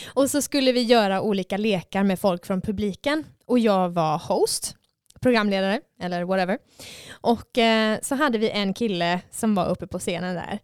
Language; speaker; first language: Swedish; native; Swedish